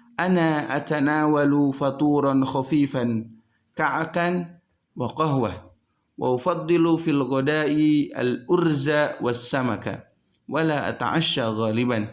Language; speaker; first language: Arabic; non-native, fluent; Indonesian